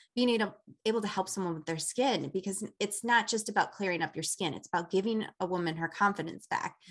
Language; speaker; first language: English; native; English